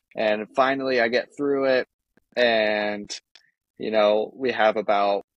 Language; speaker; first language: English; native; English